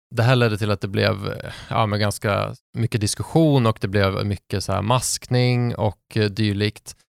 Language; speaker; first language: Swedish; native; Swedish